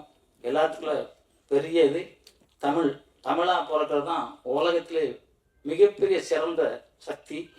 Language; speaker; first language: Tamil; native; Tamil